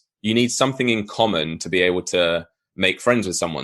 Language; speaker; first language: English; native; English